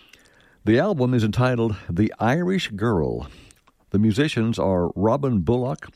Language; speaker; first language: English; native; English